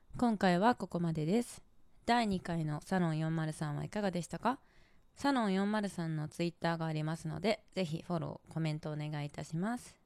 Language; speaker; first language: Japanese; native; Japanese